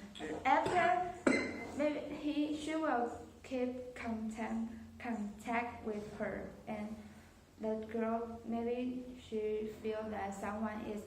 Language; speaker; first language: English; non-native, learner; Chinese